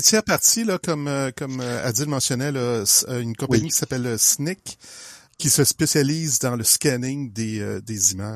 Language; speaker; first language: French; native; French